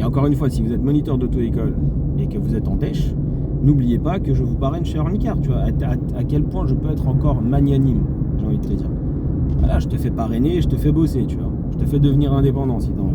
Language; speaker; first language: French; native; French